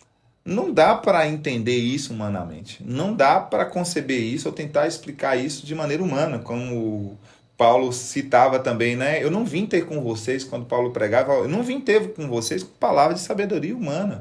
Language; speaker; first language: Portuguese; native; Portuguese